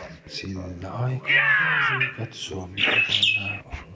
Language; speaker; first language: Finnish; native; Finnish